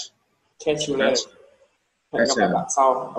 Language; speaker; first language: English; non-native, learner; Vietnamese